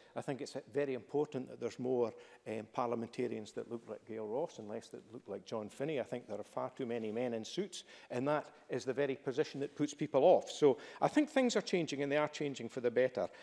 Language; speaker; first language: English; native; English